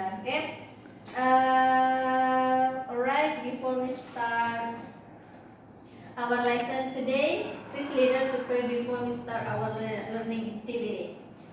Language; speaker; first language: English; non-native, learner; Indonesian